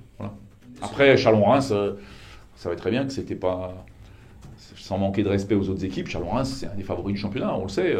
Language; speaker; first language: French; native; French